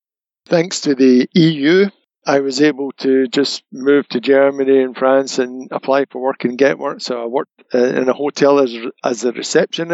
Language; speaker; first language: English; native; English